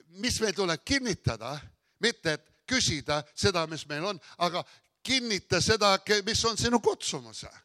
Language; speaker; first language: Estonian; early bilingual, heritage; Estonian